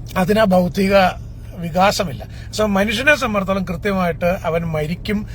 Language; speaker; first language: Malayalam; native; Malayalam